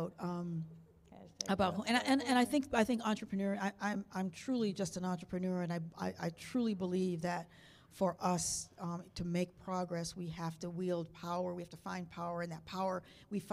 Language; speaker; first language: English; native; English